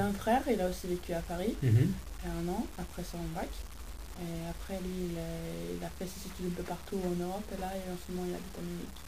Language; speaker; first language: French; non-native, fluent; Swedish